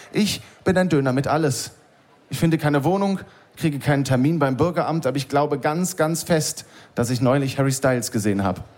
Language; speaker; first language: German; native; German